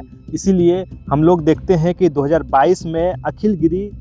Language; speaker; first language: Hindi; native; Hindi